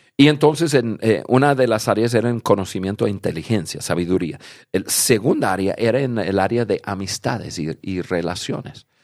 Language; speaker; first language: Spanish; early bilingual, heritage; English